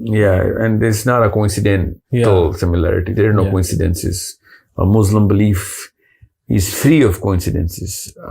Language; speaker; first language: English; non-native, local second language; Urdu